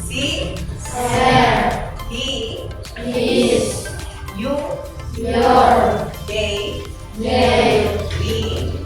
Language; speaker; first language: English; non-native, learner; Indonesian